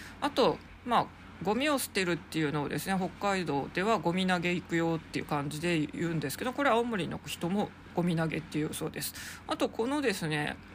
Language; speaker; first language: Japanese; native; Japanese